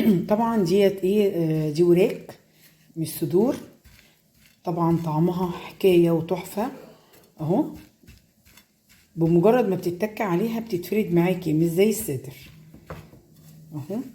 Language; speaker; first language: Arabic; native; Arabic